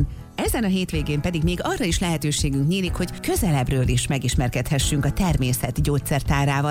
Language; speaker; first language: Hungarian; native; Hungarian